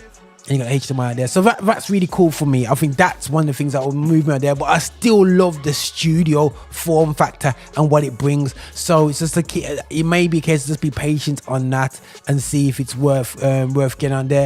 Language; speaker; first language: English; native; English